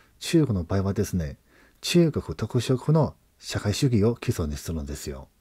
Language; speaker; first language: Japanese; non-native, fluent; Chinese